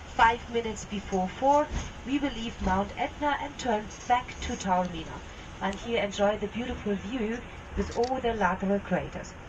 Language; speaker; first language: English; non-native, fluent; Italian